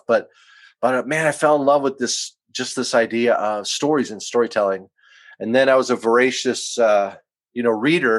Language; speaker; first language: English; native; English